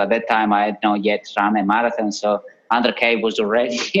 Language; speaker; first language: English; non-native, fluent; Italian